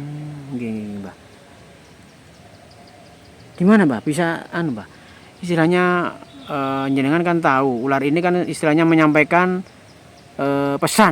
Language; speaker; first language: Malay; non-native, local second language; Javanese